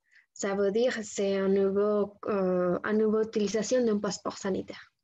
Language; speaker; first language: French; non-native, learner; Spanish